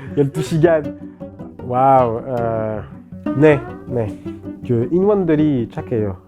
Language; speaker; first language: Korean; non-native, learner; French